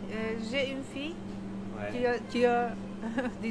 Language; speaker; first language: French; non-native, learner; Turkish